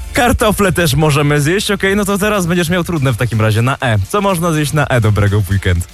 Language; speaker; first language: Polish; native; Polish